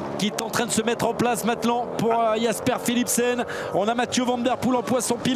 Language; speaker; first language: French; native; French